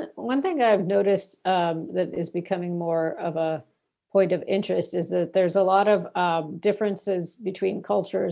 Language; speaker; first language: English; non-native, local second language; Bangla